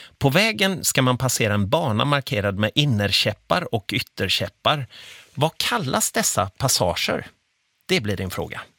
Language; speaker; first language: Swedish; native; Swedish